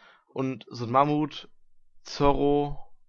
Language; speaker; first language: German; native; German